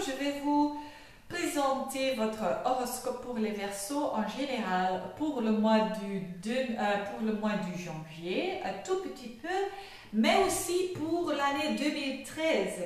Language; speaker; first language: French; non-native, fluent; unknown